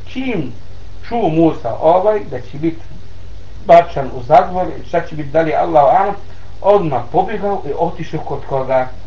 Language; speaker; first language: Bosnian; non-native, learner; Arabic